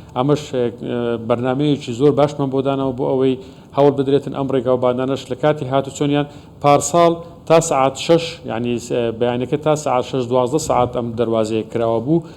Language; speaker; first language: Central Kurdish; native; Central Kurdish